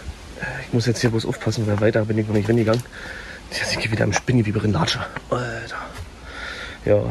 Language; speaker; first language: German; native; German